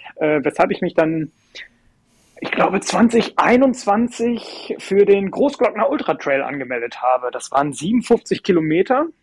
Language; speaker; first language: German; native; German